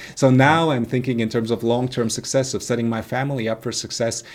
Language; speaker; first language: English; non-native, fluent; Latvian